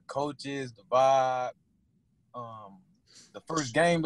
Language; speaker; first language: English; native; English